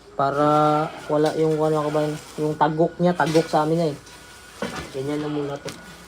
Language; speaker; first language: Filipino; non-native, local second language; Cebuano